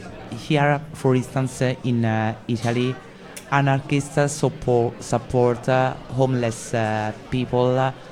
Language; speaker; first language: English; non-native, fluent; Italian